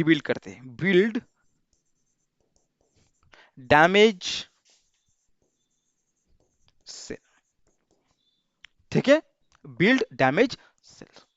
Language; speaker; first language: Hindi; non-native, local second language; Marathi